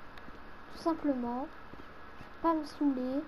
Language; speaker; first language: French; native; French